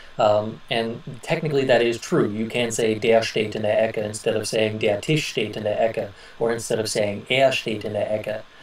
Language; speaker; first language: German; non-native, fluent; English